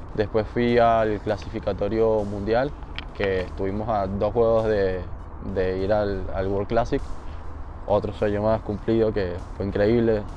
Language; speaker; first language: Spanish; native; Spanish